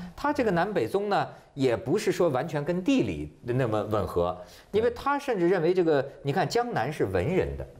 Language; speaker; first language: Chinese; native; Chinese